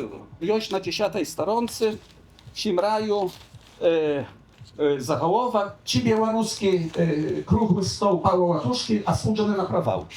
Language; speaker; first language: Polish; non-native, local second language; Belarusian